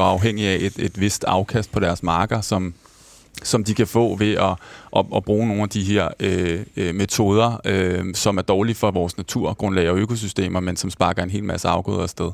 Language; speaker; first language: Danish; native; Danish